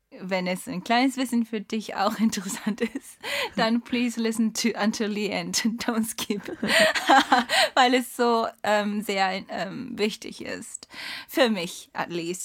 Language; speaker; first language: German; non-native, learner; Japanese